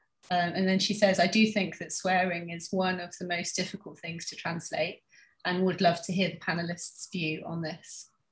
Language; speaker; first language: English; native; English